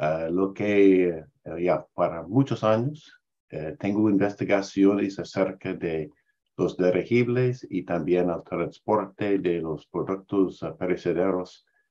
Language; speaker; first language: Spanish; non-native, learner; English